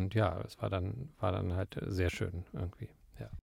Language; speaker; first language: German; native; German